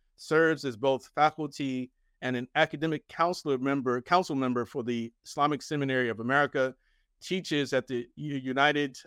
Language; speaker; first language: English; native; English